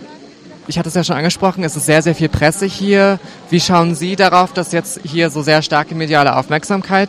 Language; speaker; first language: German; native; German